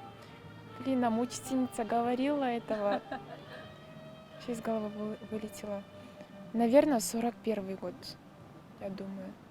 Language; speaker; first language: Russian; non-native, local second language; Kyrgyz